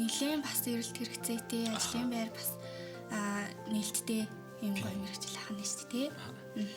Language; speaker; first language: Mongolian; native; Mongolian